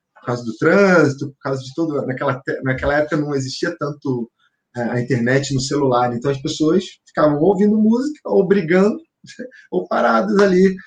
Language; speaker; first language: Portuguese; native; Portuguese